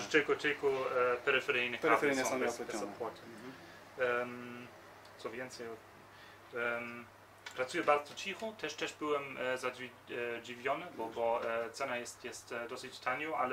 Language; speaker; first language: Polish; early bilingual, heritage; Polish